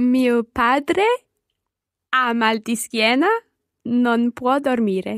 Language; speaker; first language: Italian; non-native, learner; English